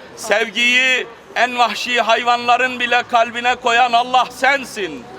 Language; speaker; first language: Turkish; native; Turkish